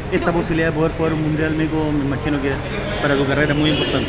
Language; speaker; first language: Spanish; native; Spanish